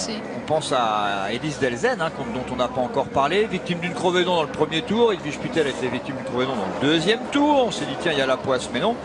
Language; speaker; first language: French; native; French